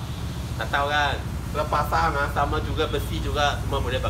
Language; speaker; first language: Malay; non-native, local second language; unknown